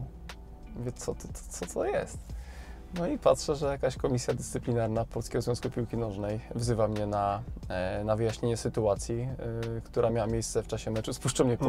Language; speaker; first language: Polish; native; Polish